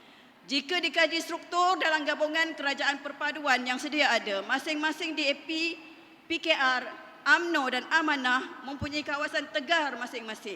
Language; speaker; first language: Malay; native; Malay